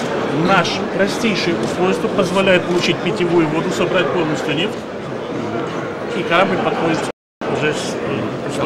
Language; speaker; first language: Russian; native; Russian